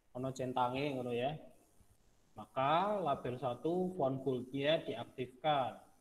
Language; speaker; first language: Indonesian; non-native, local second language; Javanese